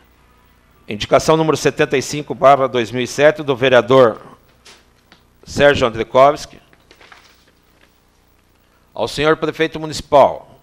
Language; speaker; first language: Portuguese; native; Portuguese